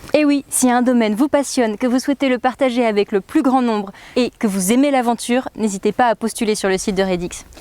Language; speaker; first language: French; native; French